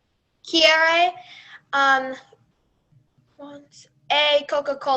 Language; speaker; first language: Spanish; non-native, learner; English